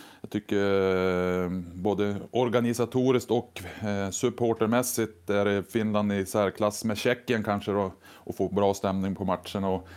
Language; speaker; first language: Swedish; native; Swedish